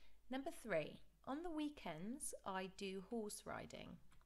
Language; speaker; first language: English; native; English